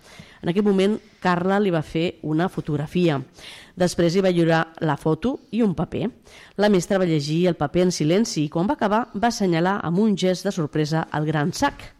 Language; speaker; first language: Catalan; native; Catalan